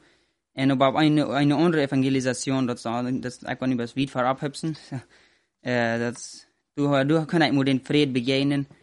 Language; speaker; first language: German; non-native, learner; Plautdietsch